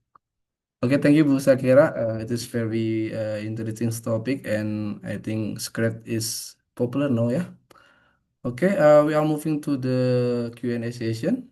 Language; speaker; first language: English; non-native, fluent; Indonesian